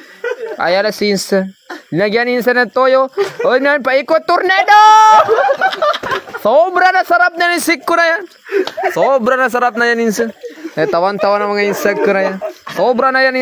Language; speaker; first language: Filipino; non-native, local second language; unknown